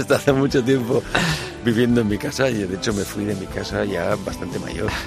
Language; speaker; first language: Spanish; native; Spanish